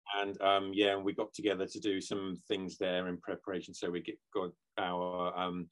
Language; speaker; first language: English; native; English